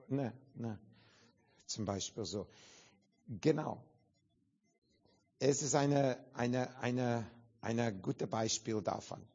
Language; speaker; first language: German; non-native, learner; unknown